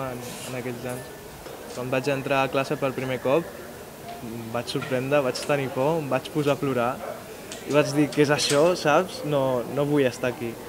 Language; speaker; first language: Catalan; early bilingual, other home language; Arabic